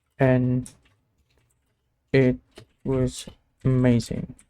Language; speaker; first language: English; non-native, learner; Vietnamese